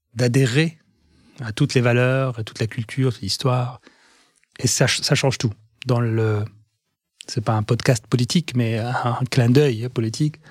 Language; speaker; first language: French; non-native, local second language; Arabic